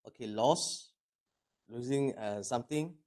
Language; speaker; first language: English; non-native, local second language; Malay